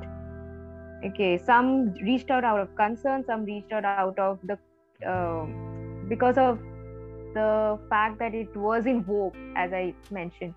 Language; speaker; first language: English; non-native, local second language; Bangla